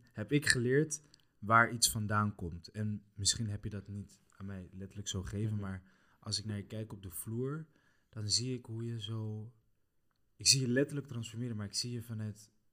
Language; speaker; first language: Dutch; early bilingual, other home language; Kabuverdianu